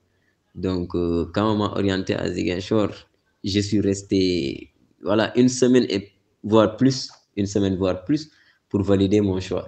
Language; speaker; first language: French; non-native, local second language; Wolof